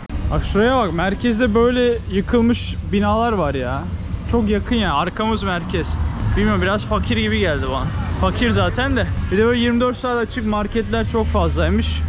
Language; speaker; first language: Turkish; native; Turkish